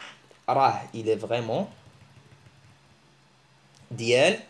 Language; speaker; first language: French; early bilingual, other home language; Arabic